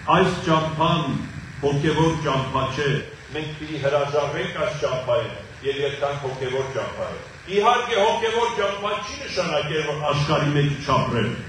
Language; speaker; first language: Armenian; native; Armenian